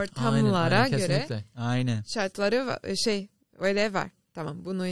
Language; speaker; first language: Turkish; non-native, learner; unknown